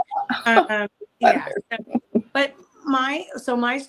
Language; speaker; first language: English; native; English